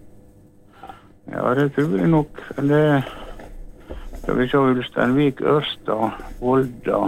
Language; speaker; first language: Norwegian; native; Norwegian